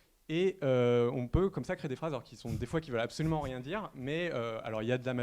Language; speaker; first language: French; native; French